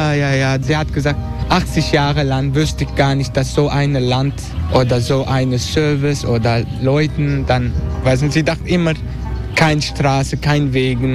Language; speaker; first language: German; non-native, learner; Turkish